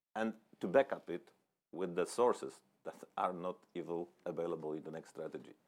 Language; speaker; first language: English; non-native, fluent; Polish